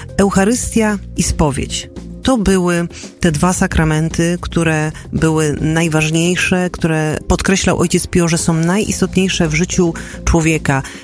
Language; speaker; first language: Polish; native; Polish